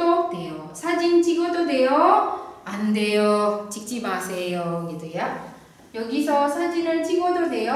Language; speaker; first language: Korean; non-native, fluent; Indonesian